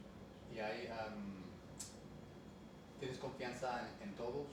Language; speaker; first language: Spanish; early bilingual, heritage; English